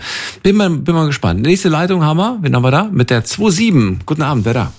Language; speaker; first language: German; native; German